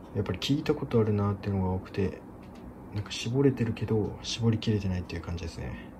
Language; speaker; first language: Japanese; native; Japanese